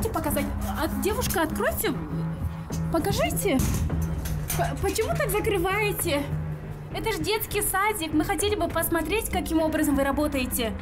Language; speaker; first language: Russian; non-native, local second language; Kazakh